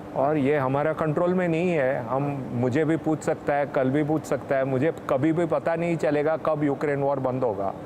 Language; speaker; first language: Hindi; non-native, local second language; Tamil